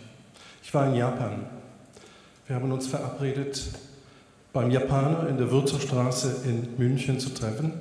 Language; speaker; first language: German; non-native, fluent; Hebrew